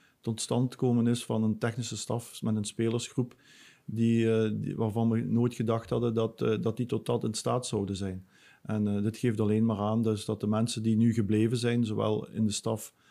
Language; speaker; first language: Dutch; native; Dutch